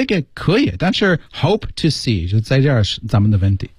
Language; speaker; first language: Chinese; non-native, fluent; English